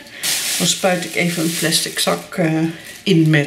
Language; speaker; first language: Dutch; native; Dutch